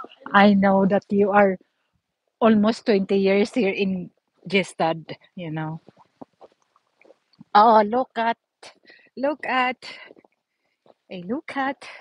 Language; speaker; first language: English; non-native, learner; Filipino